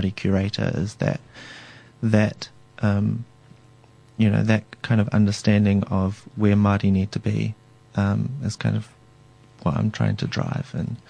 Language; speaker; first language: English; native; English